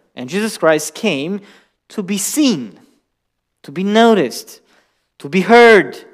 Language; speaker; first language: English; non-native, fluent; Romanian